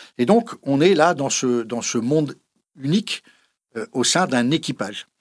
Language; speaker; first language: French; native; French